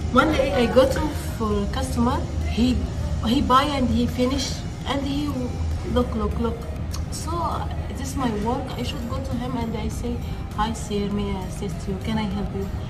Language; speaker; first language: English; non-native, learner; Arabic